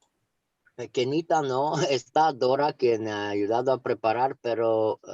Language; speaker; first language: Spanish; non-native, fluent; Romanian